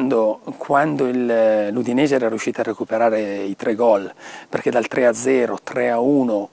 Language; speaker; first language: Italian; native; Italian